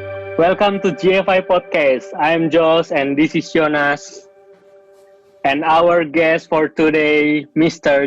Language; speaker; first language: English; non-native, fluent; Indonesian